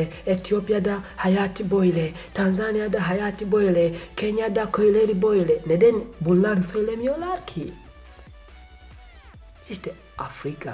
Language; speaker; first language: Turkish; non-native, learner; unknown